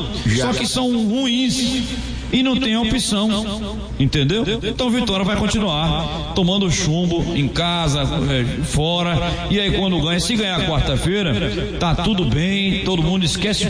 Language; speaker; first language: Portuguese; native; Portuguese